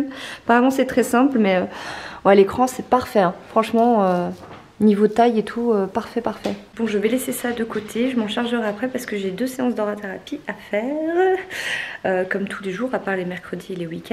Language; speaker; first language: French; native; French